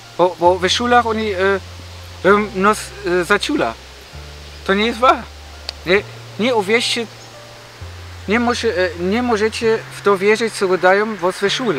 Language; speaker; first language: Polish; early bilingual, heritage; German